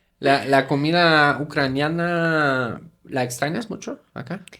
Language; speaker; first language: Spanish; non-native, fluent; German